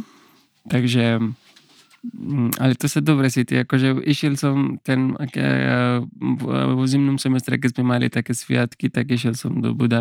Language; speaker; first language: Slovak; non-native, learner; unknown